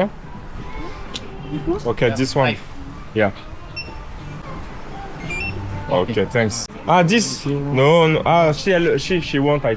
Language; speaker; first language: English; non-native, learner; French